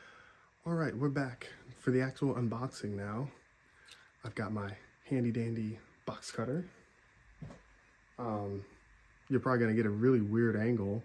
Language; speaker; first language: English; native; English